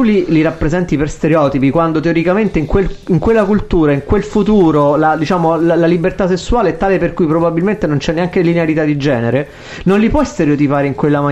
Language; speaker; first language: Italian; native; Italian